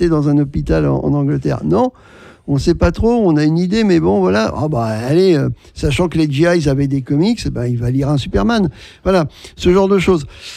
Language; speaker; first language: French; native; French